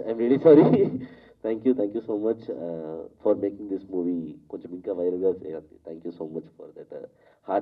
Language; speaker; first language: Telugu; non-native, learner; Tamil